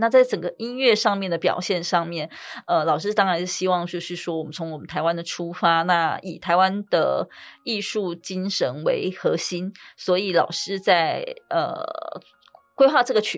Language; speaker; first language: Chinese; native; Chinese